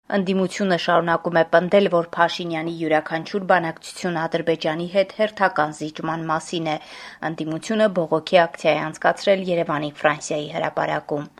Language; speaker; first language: Armenian; native; Armenian